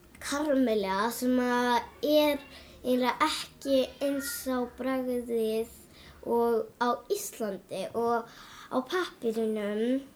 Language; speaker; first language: Icelandic; early bilingual, other home language; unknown